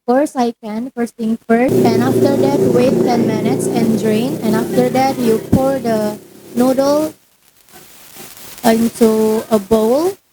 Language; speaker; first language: English; non-native, learner; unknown